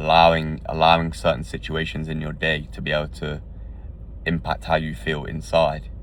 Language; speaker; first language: English; native; English